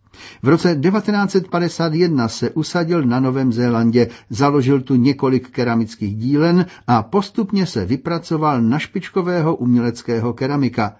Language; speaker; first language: Czech; native; Czech